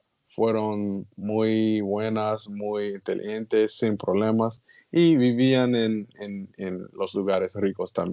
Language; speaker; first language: Spanish; non-native, learner; English